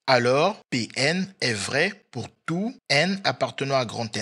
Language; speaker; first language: French; native; French